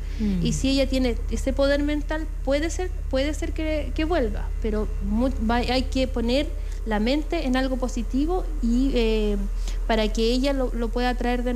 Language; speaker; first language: Spanish; native; Spanish